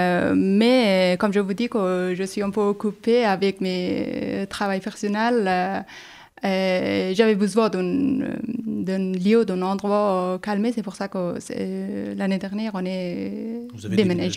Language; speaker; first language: French; non-native, learner; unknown